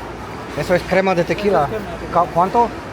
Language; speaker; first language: Spanish; non-native, learner; Romanian